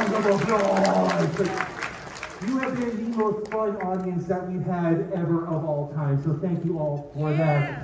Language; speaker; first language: English; native; English